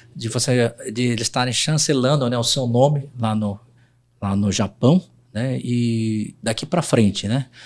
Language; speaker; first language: Portuguese; native; Portuguese